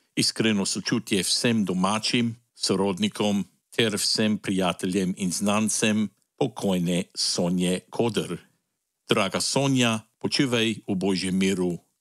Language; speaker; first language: Slovenian; early bilingual, heritage; Slovenian